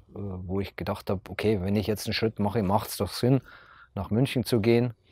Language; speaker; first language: German; native; German